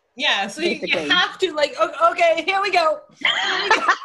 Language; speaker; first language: English; non-native, fluent; Japanese